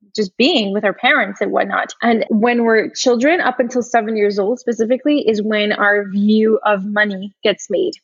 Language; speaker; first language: English; early bilingual, other home language; Portuguese